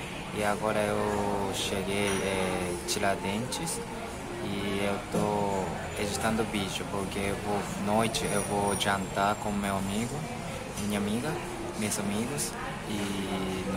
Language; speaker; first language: Portuguese; non-native, learner; Japanese